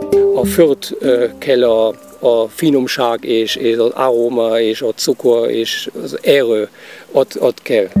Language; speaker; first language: Hungarian; non-native, learner; German